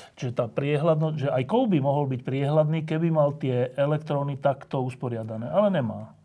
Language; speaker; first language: Slovak; native; Slovak